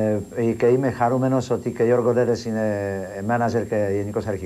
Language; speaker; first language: Greek; non-native, fluent; Polish